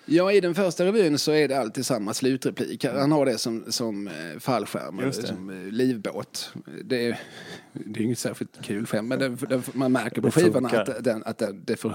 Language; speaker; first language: Swedish; native; Swedish